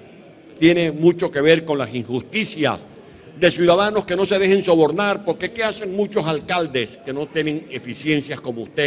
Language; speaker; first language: Spanish; native; Spanish